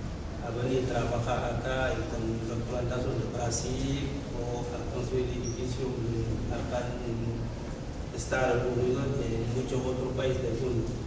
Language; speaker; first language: Spanish; non-native, learner; Wolof